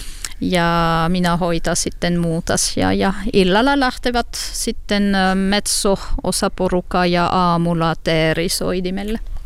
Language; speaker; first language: Finnish; non-native, learner; French